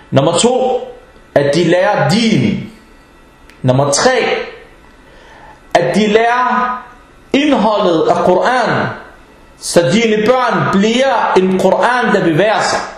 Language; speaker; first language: Danish; non-native, fluent; Arabic